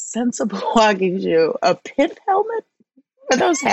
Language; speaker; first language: English; native; English